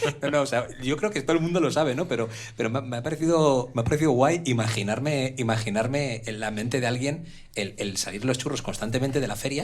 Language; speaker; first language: Spanish; native; Spanish